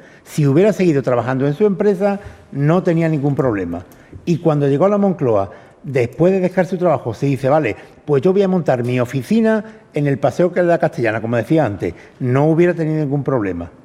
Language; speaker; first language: Spanish; native; Spanish